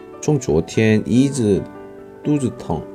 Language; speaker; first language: Chinese; non-native, learner; Korean